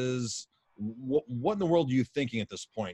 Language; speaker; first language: English; native; English